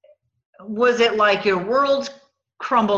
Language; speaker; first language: English; native; English